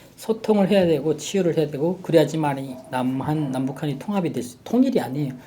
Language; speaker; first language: Korean; native; Korean